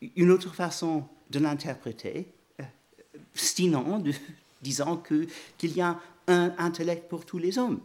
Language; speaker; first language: French; non-native, fluent; English